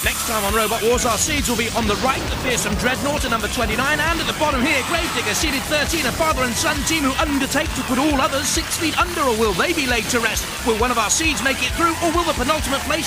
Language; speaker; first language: English; native; English